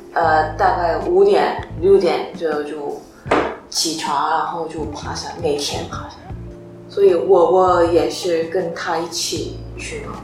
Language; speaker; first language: Chinese; non-native, learner; Korean